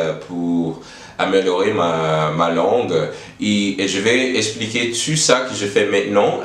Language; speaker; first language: French; non-native, learner; English